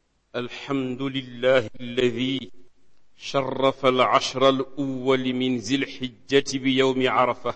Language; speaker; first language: Arabic; non-native, fluent; Wolof